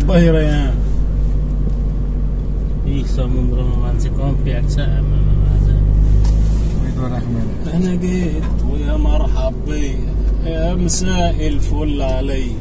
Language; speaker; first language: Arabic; non-native, learner; Nepali